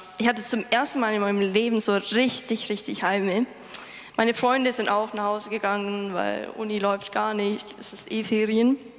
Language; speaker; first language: German; non-native, fluent; Lithuanian